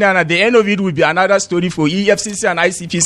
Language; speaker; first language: English; non-native, local second language; Hausa